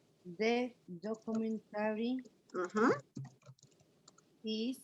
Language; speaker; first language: English; non-native, learner; Spanish